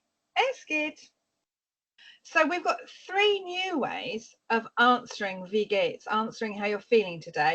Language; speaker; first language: German; non-native, fluent; English